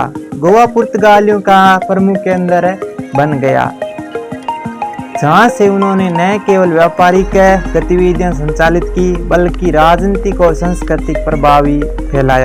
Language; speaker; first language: Hindi; native; Hindi